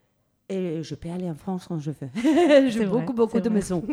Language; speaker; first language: French; non-native, learner; Spanish